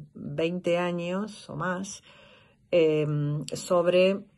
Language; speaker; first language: Spanish; native; Spanish